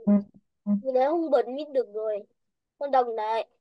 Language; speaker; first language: Vietnamese; early bilingual, heritage; Vietnamese